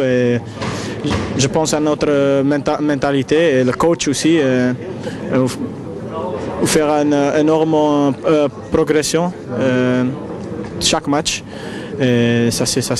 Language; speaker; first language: French; non-native, learner; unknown